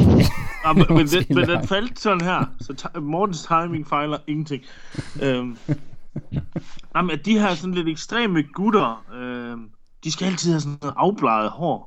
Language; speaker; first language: Danish; native; Danish